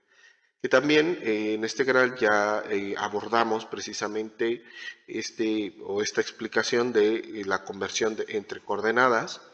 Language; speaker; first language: Spanish; native; Spanish